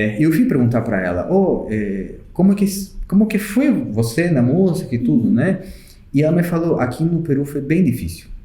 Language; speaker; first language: Portuguese; non-native, fluent; Spanish